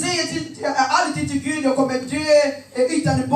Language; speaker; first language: Swedish; non-native, fluent; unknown